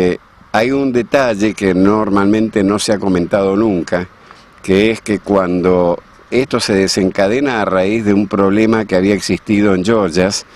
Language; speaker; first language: Spanish; native; Spanish